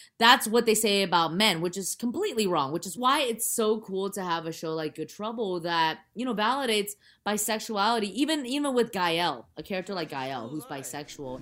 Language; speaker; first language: English; early bilingual, other home language; Chinese